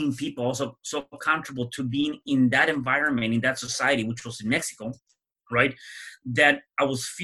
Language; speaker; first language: English; early bilingual, other home language; Spanish